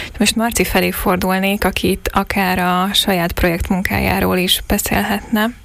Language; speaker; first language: Hungarian; native; Hungarian